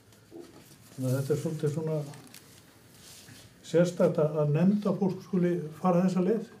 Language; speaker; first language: Icelandic; native; Icelandic